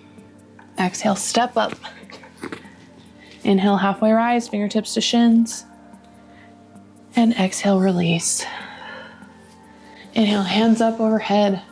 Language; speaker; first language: English; native; English